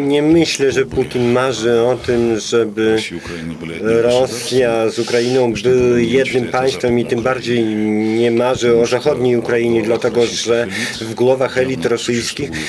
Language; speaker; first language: Polish; non-native, fluent; Russian